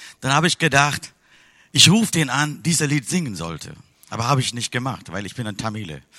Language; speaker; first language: German; non-native, fluent; Tamil